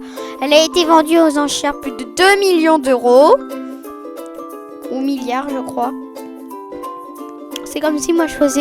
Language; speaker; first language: French; native; French